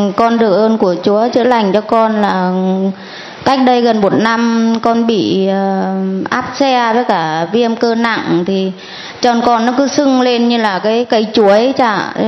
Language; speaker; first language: Vietnamese; non-native, local second language; Muong